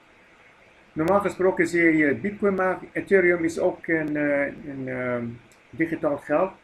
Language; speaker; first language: Dutch; non-native, fluent; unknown